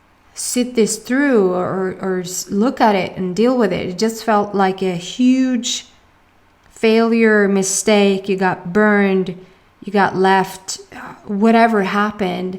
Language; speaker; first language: English; non-native, fluent; Swedish